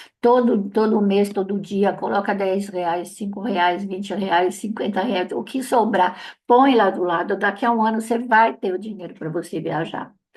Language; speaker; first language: Portuguese; non-native, fluent; Italian